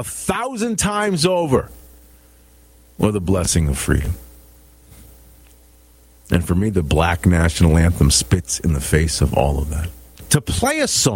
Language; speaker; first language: English; native; English